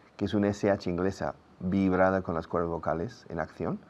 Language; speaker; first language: Spanish; non-native, fluent; English